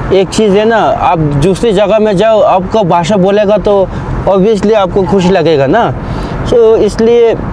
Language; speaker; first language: Hindi; non-native, fluent; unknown